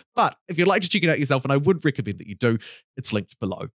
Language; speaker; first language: English; native; English